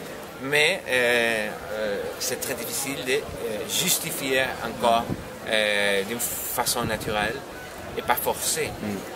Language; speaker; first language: French; non-native, fluent; Spanish